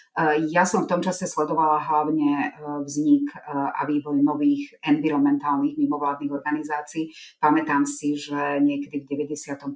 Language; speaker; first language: Slovak; non-native, local second language; Hungarian